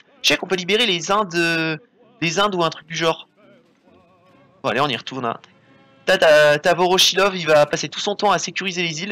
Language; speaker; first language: French; native; French